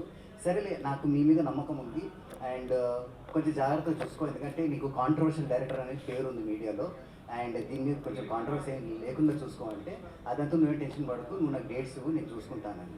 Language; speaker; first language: Telugu; native; Telugu